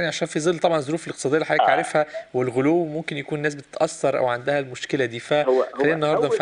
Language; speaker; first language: Arabic; native; Arabic